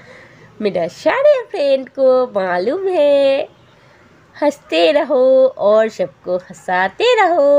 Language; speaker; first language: Hindi; non-native, local second language; Bangla